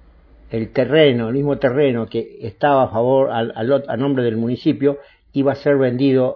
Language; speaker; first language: Spanish; native; Spanish